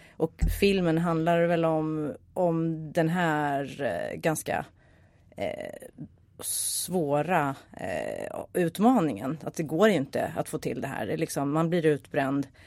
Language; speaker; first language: Swedish; native; Swedish